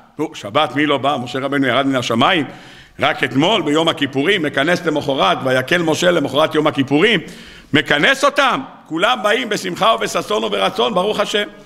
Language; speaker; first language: Hebrew; native; Hebrew